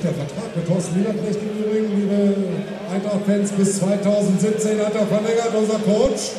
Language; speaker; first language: German; native; German